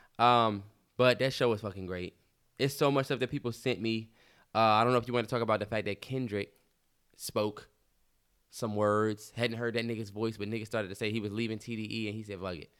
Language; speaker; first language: English; native; English